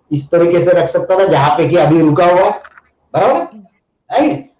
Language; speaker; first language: Hindi; non-native, local second language; Marathi